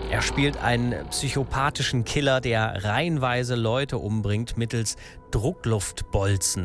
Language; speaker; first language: German; native; German